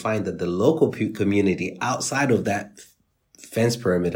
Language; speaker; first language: English; native; English